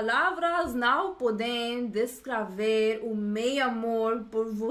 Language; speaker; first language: Portuguese; non-native, learner; English